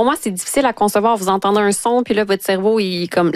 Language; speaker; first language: French; native; French